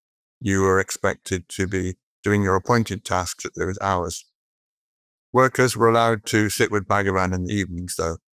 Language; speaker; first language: English; native; English